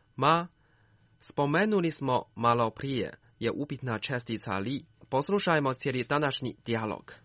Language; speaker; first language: Croatian; non-native, fluent; Chinese